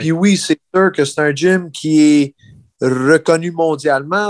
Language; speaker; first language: French; early bilingual, heritage; French